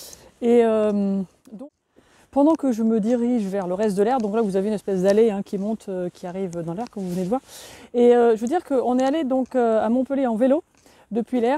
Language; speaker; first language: French; native; French